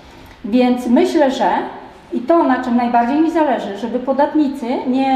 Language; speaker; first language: Polish; native; Polish